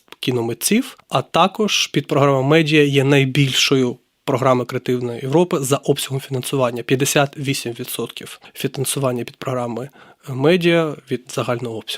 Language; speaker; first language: Ukrainian; native; Ukrainian